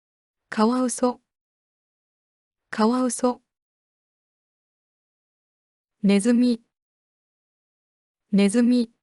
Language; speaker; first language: Japanese; native; Japanese